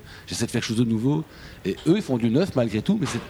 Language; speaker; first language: French; native; French